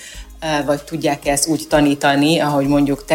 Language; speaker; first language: Hungarian; native; Hungarian